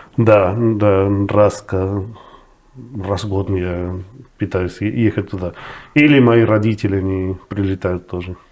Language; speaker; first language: Russian; non-native, fluent; Spanish